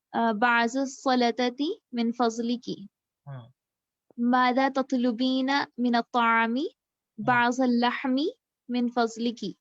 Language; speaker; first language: Arabic; non-native, learner; Urdu